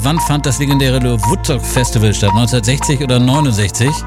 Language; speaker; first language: German; native; German